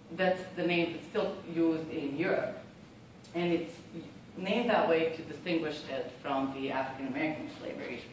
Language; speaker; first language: English; non-native, fluent; Serbian